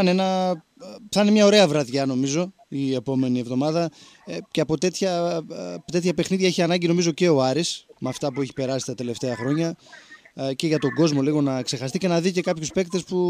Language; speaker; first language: Greek; native; Greek